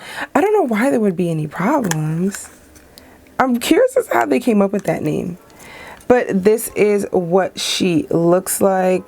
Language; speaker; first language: English; native; English